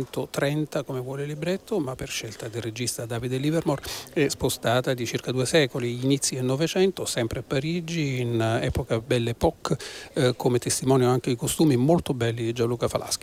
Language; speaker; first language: Italian; native; Italian